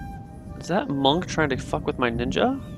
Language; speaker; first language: English; native; English